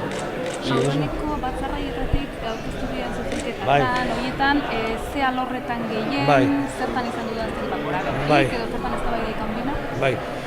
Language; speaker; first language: Basque; native; Basque